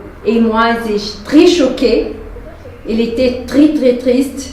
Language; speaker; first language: French; non-native, learner; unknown